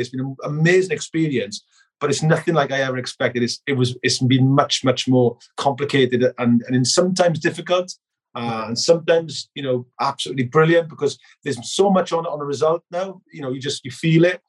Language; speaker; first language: English; native; English